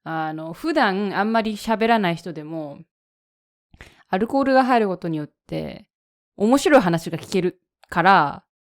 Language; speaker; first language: Japanese; native; Japanese